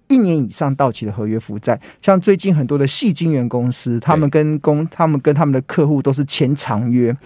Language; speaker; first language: Chinese; native; Chinese